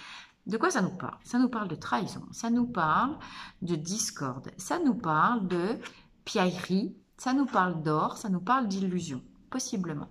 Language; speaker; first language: French; native; French